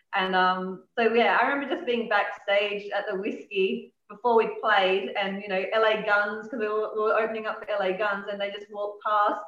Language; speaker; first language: English; native; English